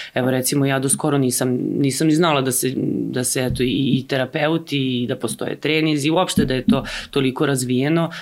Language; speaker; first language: Serbian; native; Serbian